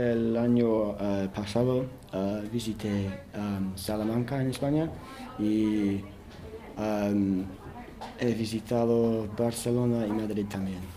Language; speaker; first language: Spanish; non-native, learner; English